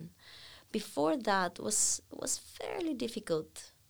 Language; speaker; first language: English; non-native, fluent; Bulgarian